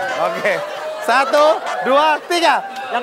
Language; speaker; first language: Indonesian; native; Indonesian